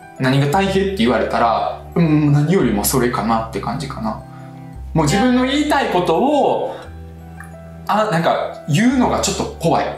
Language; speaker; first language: Japanese; early bilingual, other home language; Russian